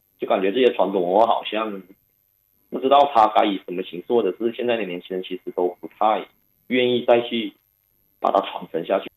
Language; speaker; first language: Chinese; non-native, local second language; Cantonese